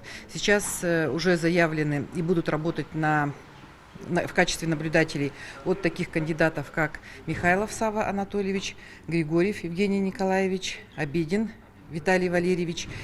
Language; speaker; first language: Russian; native; Russian